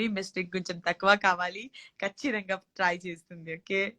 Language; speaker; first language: Telugu; non-native, local second language; Gujarati